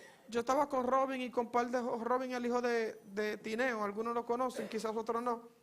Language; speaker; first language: Spanish; native; Spanish